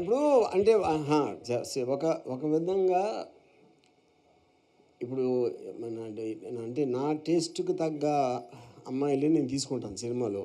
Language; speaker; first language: Telugu; native; Telugu